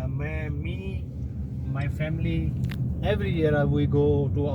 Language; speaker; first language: English; non-native, learner; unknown